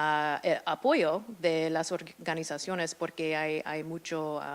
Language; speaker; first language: Spanish; non-native, fluent; English